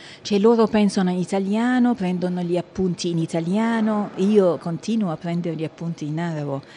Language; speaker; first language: Italian; non-native, fluent; Arabic